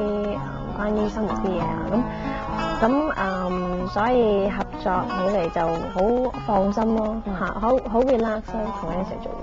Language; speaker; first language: Cantonese; early bilingual, heritage; Cantonese